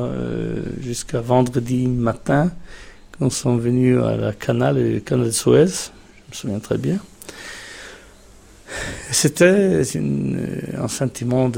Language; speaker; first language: French; non-native, fluent; Hebrew